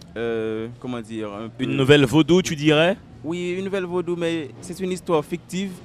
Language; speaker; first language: French; native; French